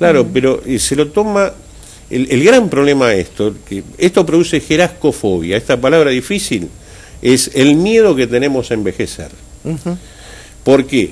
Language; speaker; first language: Spanish; native; Spanish